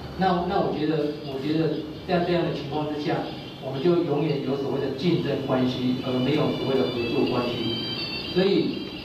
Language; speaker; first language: Chinese; native; Chinese